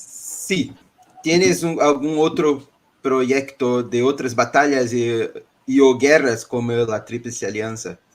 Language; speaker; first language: Spanish; non-native, learner; Portuguese